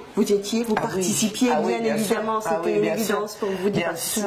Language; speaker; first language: French; native; French